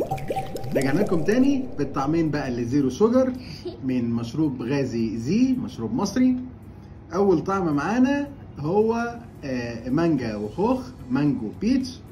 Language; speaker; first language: Arabic; native; Arabic